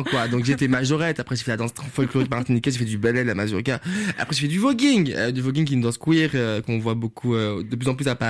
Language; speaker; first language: French; non-native, local second language; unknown